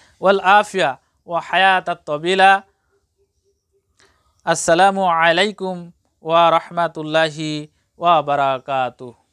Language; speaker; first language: Arabic; non-native, fluent; Bangla